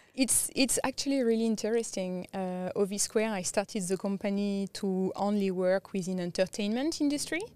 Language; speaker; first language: English; non-native, fluent; French